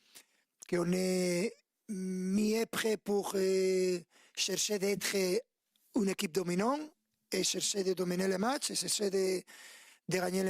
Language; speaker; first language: French; non-native, fluent; Spanish